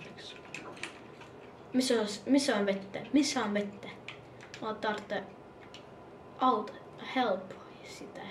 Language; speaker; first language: Finnish; early bilingual, other home language; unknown